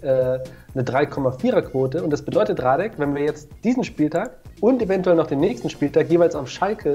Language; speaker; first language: German; native; German